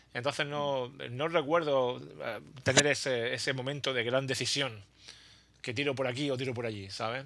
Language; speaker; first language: Spanish; native; Spanish